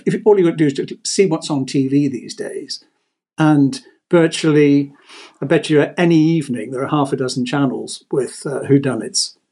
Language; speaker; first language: English; native; English